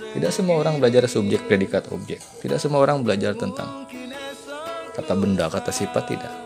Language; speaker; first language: Malay; non-native, local second language; Sundanese